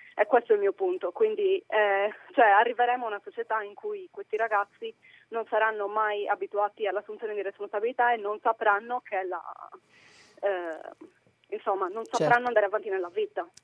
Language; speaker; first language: Italian; native; Italian